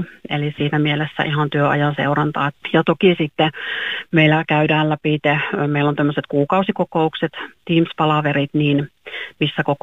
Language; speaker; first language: Finnish; native; Finnish